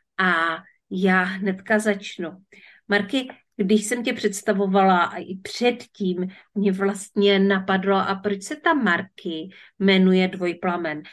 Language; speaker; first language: Czech; native; Czech